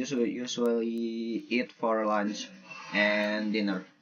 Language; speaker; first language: English; non-native, learner; Indonesian